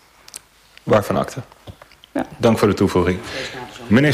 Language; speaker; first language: Dutch; native; Dutch